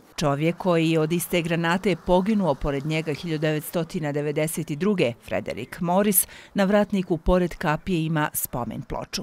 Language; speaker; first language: Serbian; native; Serbian